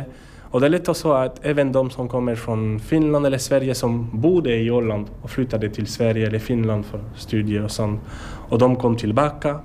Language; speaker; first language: Swedish; non-native, learner; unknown